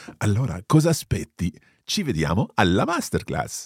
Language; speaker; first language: Italian; non-native, fluent; English